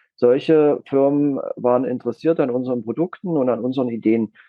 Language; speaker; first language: German; native; German